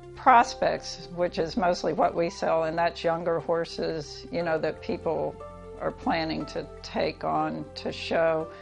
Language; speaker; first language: English; native; English